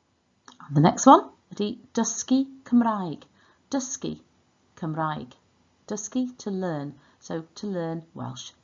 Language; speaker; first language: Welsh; non-native, local second language; English